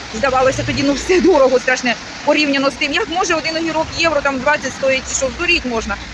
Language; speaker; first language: Ukrainian; native; Ukrainian